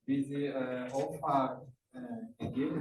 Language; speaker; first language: German; non-native, fluent; Rundi